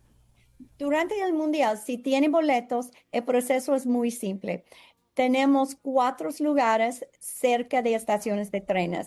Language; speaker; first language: Spanish; non-native, fluent; English